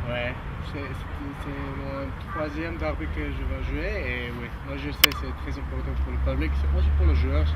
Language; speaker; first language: French; non-native, learner; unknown